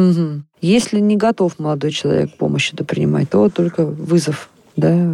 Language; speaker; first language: Russian; native; Russian